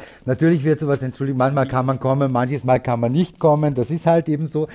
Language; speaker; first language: German; native; German